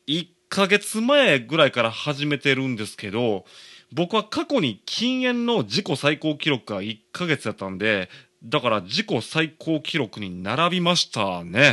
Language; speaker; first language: Japanese; native; Japanese